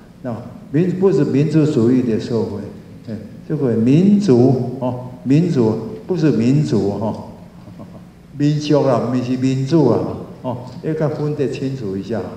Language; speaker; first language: Chinese; non-native, local second language; Min Nan Chinese